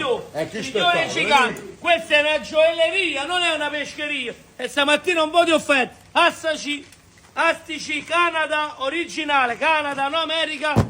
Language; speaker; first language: Italian; native; Italian